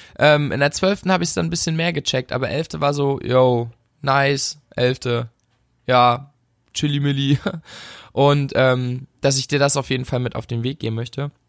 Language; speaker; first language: German; native; German